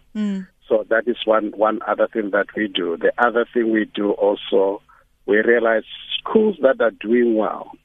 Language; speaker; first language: English; non-native, local second language; Northern Sotho